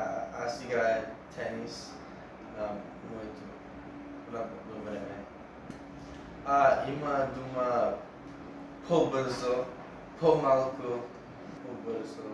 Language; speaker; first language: Bulgarian; early bilingual, heritage; English